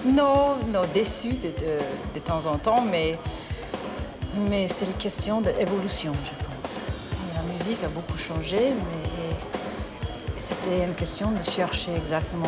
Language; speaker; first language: French; non-native, learner; English